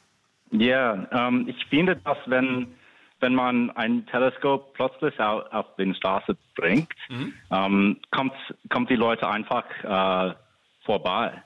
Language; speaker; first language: German; non-native, fluent; English